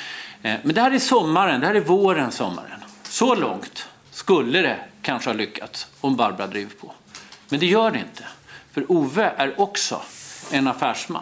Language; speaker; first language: Swedish; native; Swedish